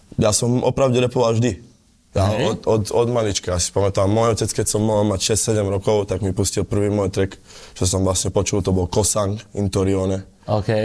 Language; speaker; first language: Slovak; early bilingual, other home language; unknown